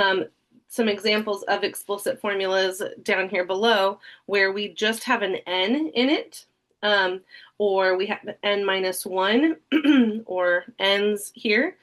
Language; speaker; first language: English; native; English